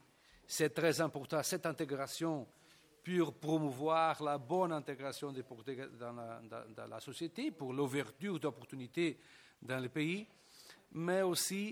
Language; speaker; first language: French; non-native, fluent; Portuguese